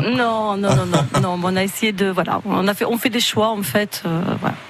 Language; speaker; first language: French; native; French